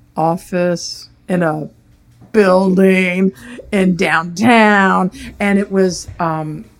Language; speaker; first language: English; native; English